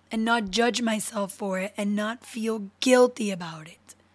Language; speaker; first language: English; non-native, local second language; Spanish